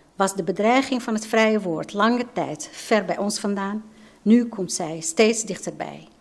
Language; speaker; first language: Dutch; non-native, fluent; Arabic